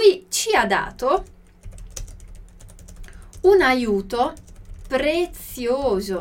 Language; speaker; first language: Italian; non-native, fluent; Portuguese